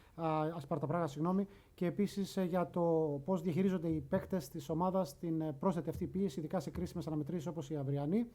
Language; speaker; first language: Greek; native; Greek